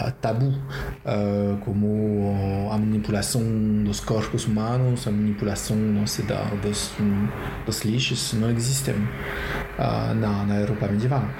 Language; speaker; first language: Portuguese; non-native, learner; French